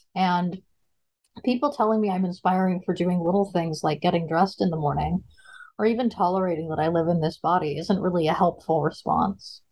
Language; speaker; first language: English; native; English